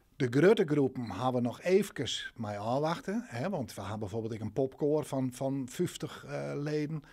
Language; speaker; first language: Dutch; non-native, local second language; Western Frisian